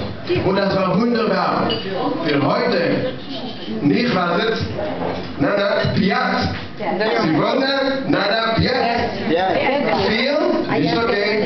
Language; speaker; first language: German; non-native, learner; Russian